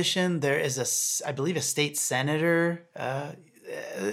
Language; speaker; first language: English; native; English